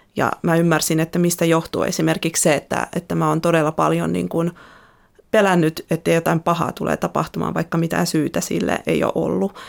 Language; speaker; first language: Finnish; early bilingual, other home language; Russian